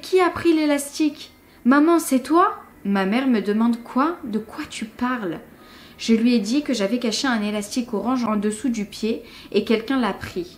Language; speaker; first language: French; native; French